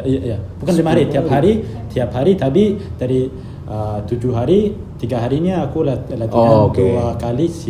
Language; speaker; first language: Indonesian; non-native, fluent; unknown